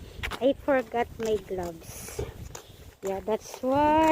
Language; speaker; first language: English; non-native, learner; Filipino